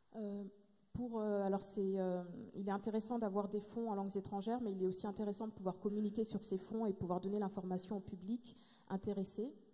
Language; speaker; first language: French; native; French